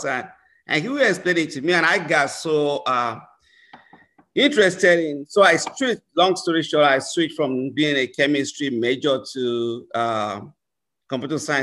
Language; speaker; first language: English; non-native, local second language; Yoruba